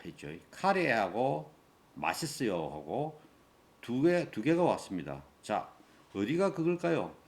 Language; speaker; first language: Korean; native; Korean